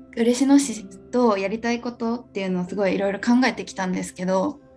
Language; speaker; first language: Japanese; native; Japanese